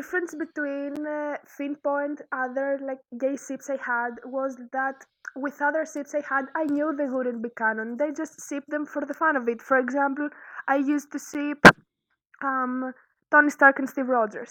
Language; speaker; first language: English; non-native, fluent; Greek